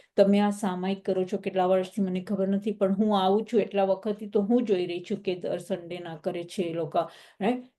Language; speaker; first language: Gujarati; early bilingual, heritage; Gujarati